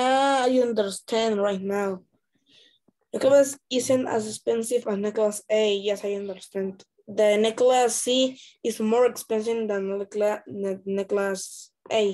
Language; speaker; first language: English; non-native, learner; Spanish